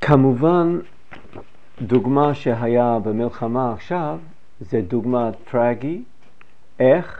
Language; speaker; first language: Hebrew; non-native, fluent; English